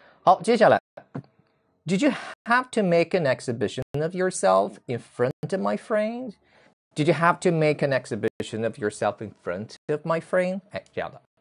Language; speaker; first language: English; non-native, fluent; Chinese